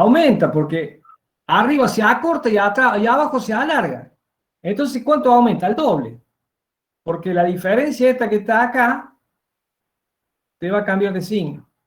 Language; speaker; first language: Spanish; native; Spanish